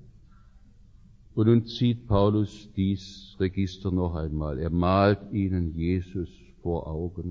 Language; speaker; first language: German; native; German